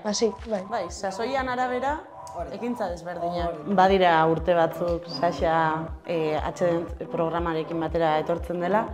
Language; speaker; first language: Basque; native; Basque